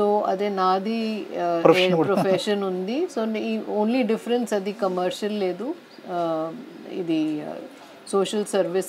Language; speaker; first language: Telugu; non-native, learner; Hindi